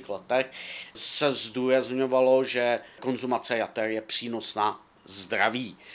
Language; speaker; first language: Czech; native; Czech